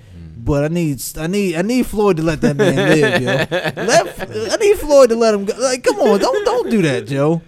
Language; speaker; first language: English; native; English